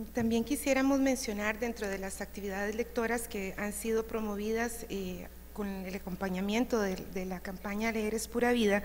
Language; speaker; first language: Spanish; native; Spanish